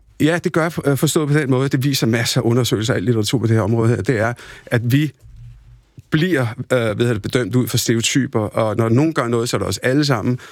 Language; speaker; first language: Danish; early bilingual, other home language; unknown